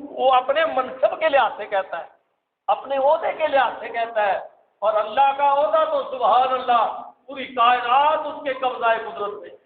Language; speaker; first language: Urdu; non-native, local second language; Punjabi